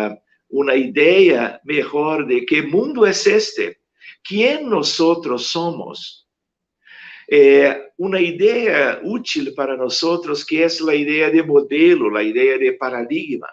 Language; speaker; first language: Spanish; non-native, fluent; Portuguese